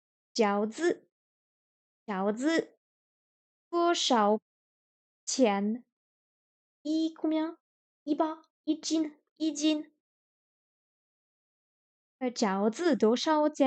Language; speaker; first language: Chinese; non-native, learner; French